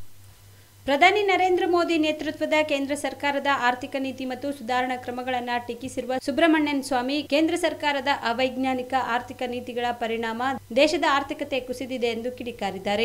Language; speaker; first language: Kannada; native; Kannada